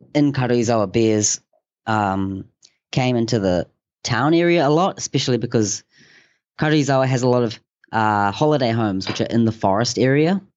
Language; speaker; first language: English; native; English